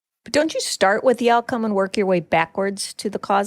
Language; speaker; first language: English; native; English